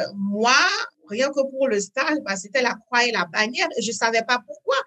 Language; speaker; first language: French; native; French